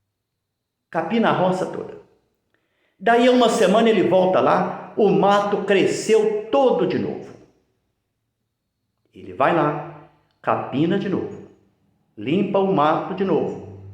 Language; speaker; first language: Portuguese; native; Portuguese